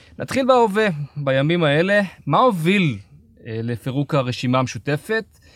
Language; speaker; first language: Hebrew; native; Hebrew